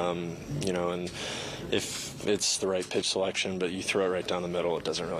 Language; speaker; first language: English; native; English